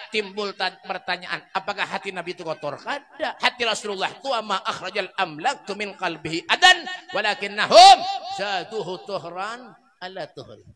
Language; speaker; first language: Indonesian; non-native, local second language; Banjar